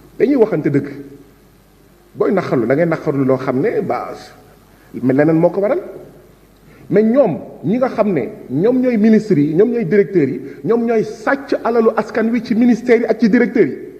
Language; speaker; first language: Wolof; non-native, local second language; Jola-Fonyi